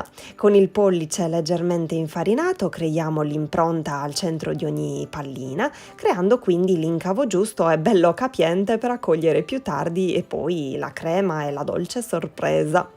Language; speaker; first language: Italian; native; Italian